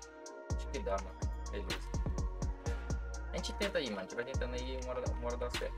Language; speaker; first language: Portuguese; native; Portuguese